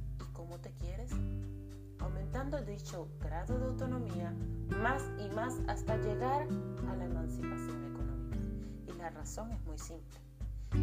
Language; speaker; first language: Spanish; native; Spanish